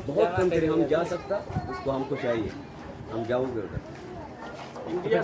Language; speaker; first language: Hindi; non-native, learner; Arabic